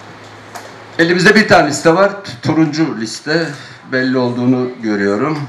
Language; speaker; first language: Turkish; native; Turkish